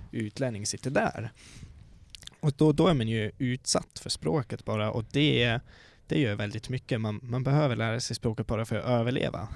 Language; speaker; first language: Swedish; non-native, fluent; Swiss German